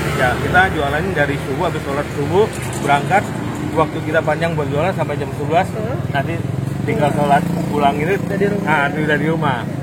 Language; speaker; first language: Indonesian; native; Indonesian